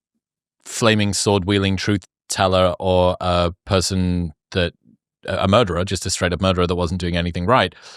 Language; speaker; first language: English; native; English